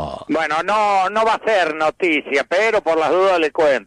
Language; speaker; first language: Spanish; native; Spanish